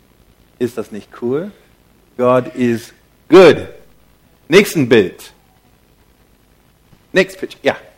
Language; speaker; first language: German; non-native, fluent; English